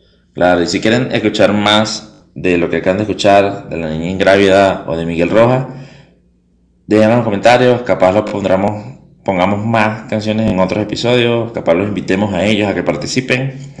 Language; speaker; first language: Spanish; native; Spanish